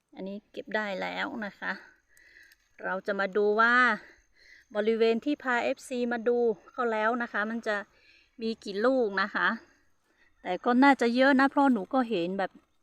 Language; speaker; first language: Thai; non-native, local second language; Hmong